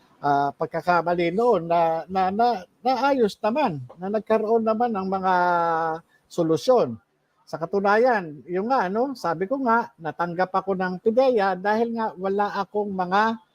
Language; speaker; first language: Filipino; native; Filipino